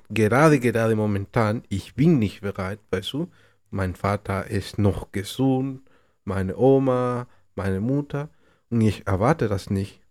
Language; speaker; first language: German; non-native, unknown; Spanish